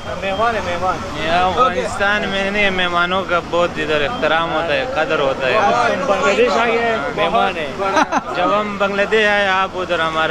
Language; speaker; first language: Hindi; non-native, fluent; Pashto